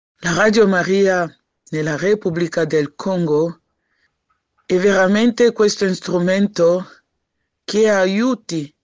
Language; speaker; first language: Italian; non-native, learner; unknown